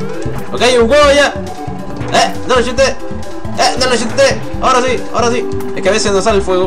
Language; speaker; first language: Spanish; native; Spanish